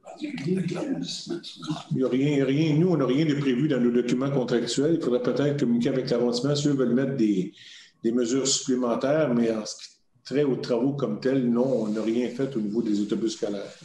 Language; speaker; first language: French; native; French